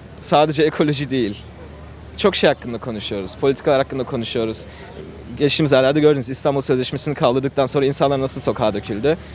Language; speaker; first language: Turkish; native; Turkish